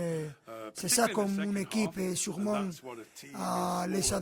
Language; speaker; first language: French; non-native, fluent; Spanish